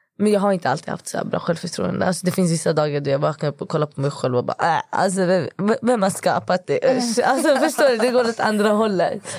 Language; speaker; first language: Swedish; early bilingual, other home language; Kurdish